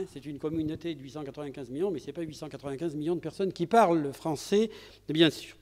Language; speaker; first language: French; native; French